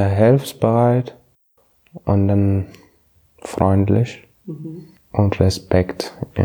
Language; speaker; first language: German; non-native, learner; Arabic